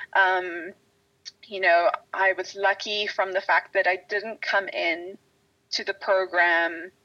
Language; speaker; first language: English; native; English